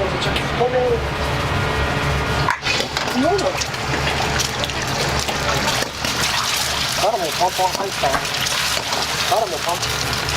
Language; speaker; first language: Japanese; native; Japanese